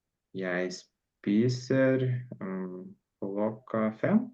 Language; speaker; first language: Norwegian; non-native, learner; Lithuanian